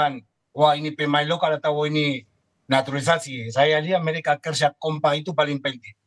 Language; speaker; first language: Indonesian; non-native, fluent; Spanish